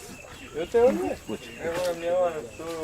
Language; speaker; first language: Spanish; non-native, learner; French